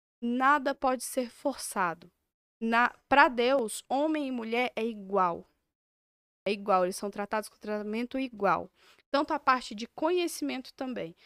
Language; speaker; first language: Portuguese; native; Portuguese